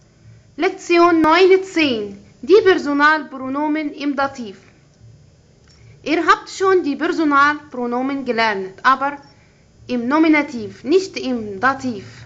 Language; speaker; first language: German; non-native, fluent; Arabic